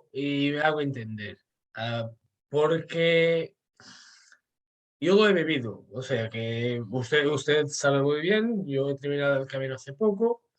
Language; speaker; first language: Spanish; non-native, fluent; Portuguese